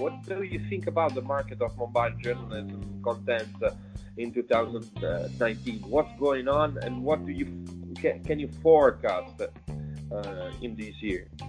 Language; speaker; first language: English; non-native, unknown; Italian